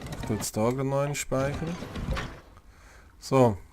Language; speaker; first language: German; native; German